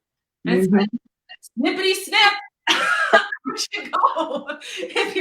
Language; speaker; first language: English; native; English